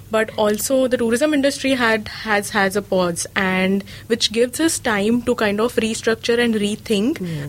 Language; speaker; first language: English; non-native, local second language; Marathi